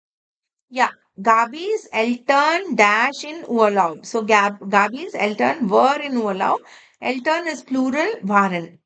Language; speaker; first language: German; non-native, fluent; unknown